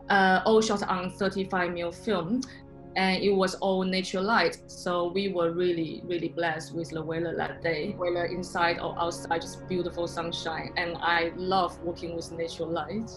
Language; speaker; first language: English; non-native, fluent; Chinese